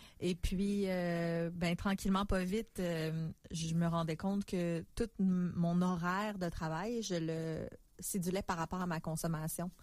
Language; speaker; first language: French; native; French